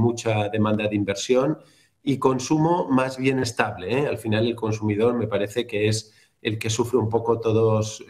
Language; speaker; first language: Spanish; native; Spanish